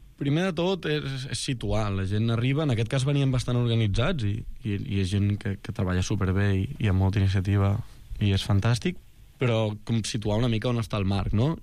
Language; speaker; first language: Catalan; native; Catalan